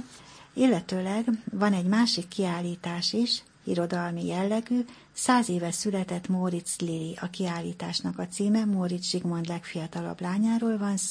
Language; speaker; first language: Hungarian; native; Hungarian